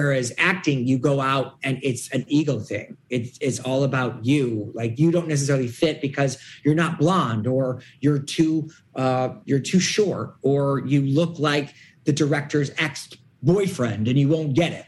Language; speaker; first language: English; native; English